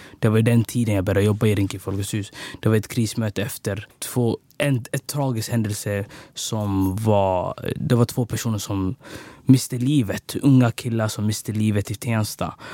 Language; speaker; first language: Swedish; early bilingual, other home language; Somali